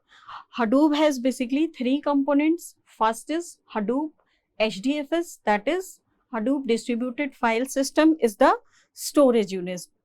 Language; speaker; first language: English; non-native, local second language; Hindi